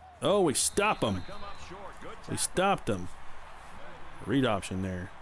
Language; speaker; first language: English; native; English